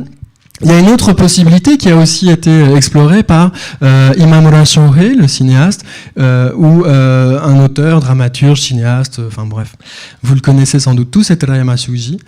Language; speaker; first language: French; native; French